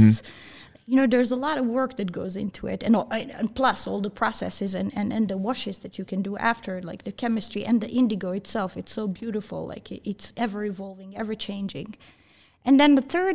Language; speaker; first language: English; early bilingual, other home language; Bosnian